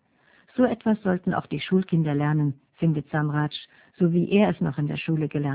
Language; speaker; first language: German; native; German